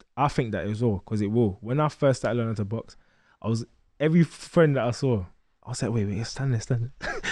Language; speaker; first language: English; native; English